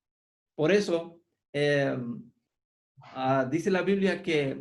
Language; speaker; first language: Spanish; non-native, fluent; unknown